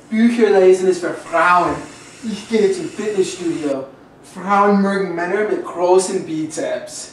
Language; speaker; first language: German; non-native, learner; English